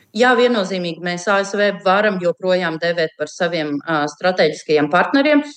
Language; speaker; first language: Latvian; native; Latvian